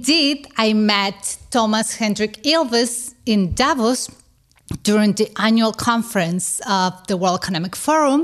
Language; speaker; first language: English; non-native, fluent; Spanish